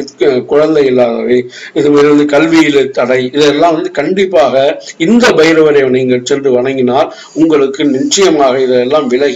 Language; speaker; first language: Tamil; native; Tamil